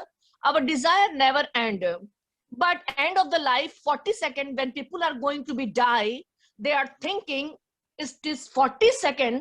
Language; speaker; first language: English; non-native, learner; Hindi